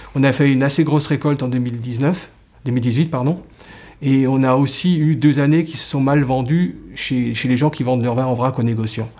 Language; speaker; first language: French; native; French